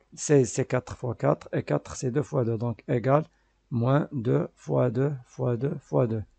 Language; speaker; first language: French; non-native, local second language; Arabic